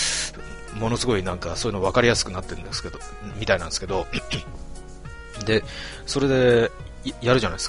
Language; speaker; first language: Japanese; native; Japanese